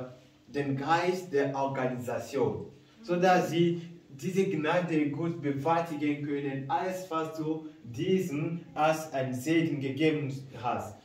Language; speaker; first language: German; non-native, fluent; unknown